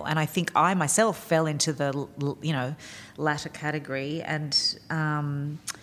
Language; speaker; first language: English; native; English